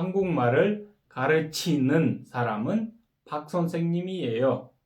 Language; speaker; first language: Korean; non-native, fluent; Kyrgyz